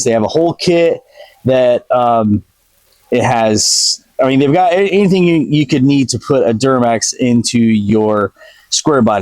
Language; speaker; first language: English; native; English